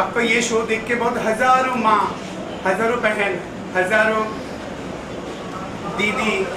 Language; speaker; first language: Hindi; non-native, local second language; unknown